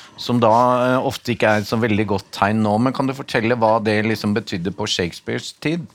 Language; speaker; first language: Norwegian; native; Norwegian